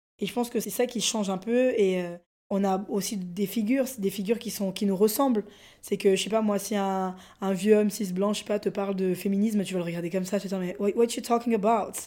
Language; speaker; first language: French; non-native, local second language; Lingala